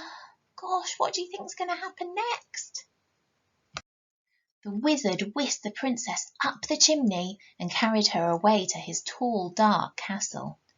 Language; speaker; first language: English; native; English